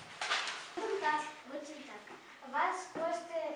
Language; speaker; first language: German; non-native, learner; Russian